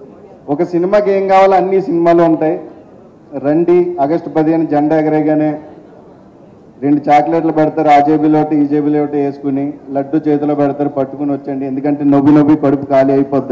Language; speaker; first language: Telugu; native; Telugu